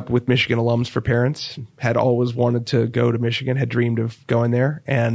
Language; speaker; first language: English; native; English